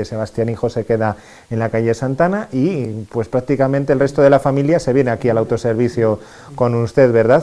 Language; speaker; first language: Spanish; native; Spanish